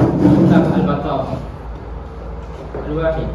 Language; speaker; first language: Arabic; non-native, learner; Malay